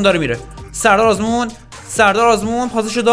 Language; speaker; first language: Persian; native; Persian